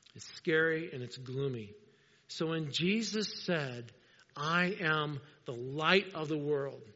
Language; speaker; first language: English; native; English